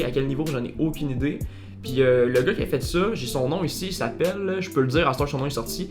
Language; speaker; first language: French; native; French